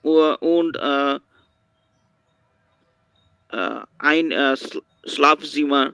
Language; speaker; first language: German; non-native, learner; Bangla